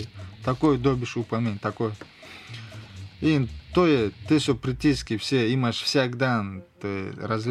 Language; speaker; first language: Slovenian; non-native, learner; Russian